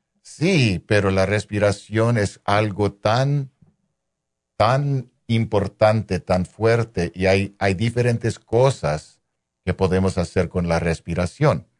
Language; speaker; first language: Spanish; non-native, local second language; English